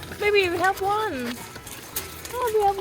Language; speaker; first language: English; non-native, learner; Thai